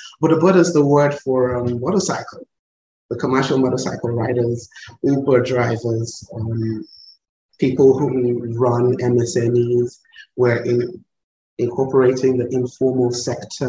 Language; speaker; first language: English; non-native, local second language; Yoruba